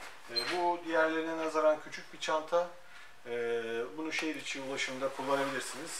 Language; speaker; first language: Turkish; native; Turkish